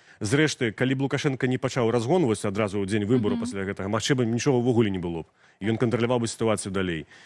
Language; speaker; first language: Belarusian; non-native, local second language; Russian